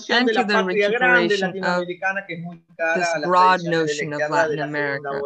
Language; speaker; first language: English; non-native, fluent; Spanish